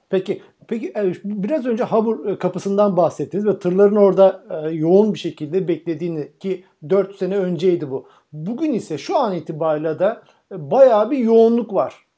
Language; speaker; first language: Turkish; native; Turkish